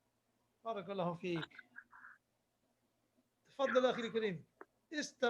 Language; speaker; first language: Arabic; non-native, fluent; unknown